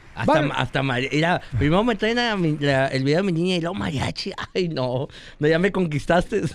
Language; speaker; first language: Spanish; native; Spanish